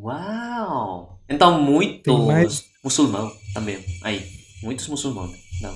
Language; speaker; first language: Portuguese; non-native, fluent; Indonesian